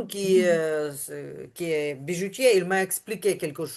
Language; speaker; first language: French; non-native, learner; Ukrainian